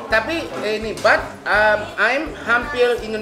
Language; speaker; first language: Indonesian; non-native, fluent; Japanese